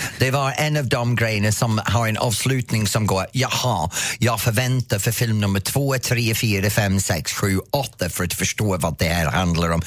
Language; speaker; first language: Swedish; non-native, fluent; English